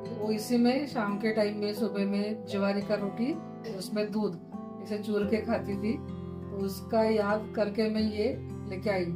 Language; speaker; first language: Hindi; non-native, local second language; Marathi